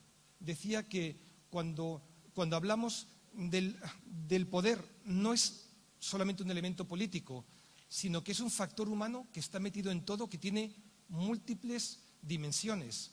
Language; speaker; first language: Spanish; native; Spanish